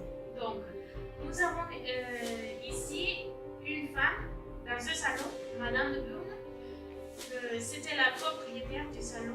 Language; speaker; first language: French; non-native, learner; Spanish